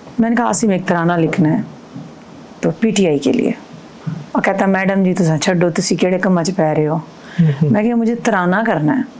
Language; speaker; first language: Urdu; non-native, local second language; Punjabi